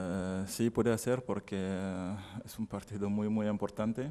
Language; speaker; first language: Spanish; non-native, learner; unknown